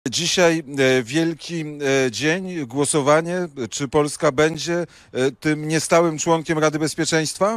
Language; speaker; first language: Polish; native; Polish